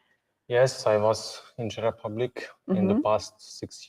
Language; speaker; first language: English; non-native, learner; Hungarian